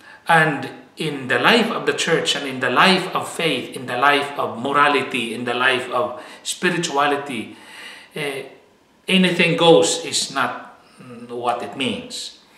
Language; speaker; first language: English; non-native, fluent; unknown